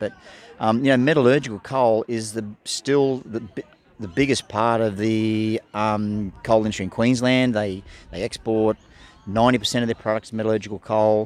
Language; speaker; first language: English; native; English